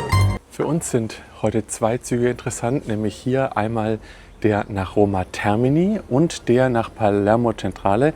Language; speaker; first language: German; native; German